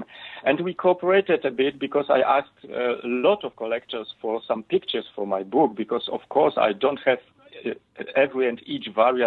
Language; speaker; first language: English; non-native, fluent; Polish